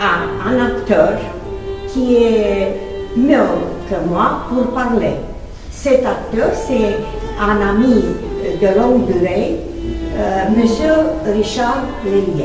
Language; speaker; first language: French; non-native, fluent; Romanian